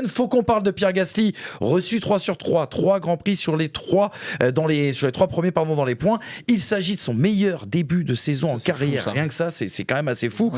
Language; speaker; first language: French; native; French